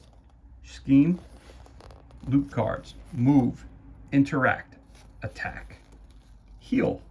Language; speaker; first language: English; native; English